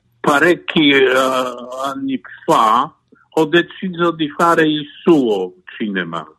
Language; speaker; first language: Italian; non-native, fluent; Polish